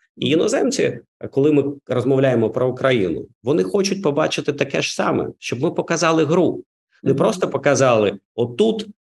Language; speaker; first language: Ukrainian; non-native, local second language; Russian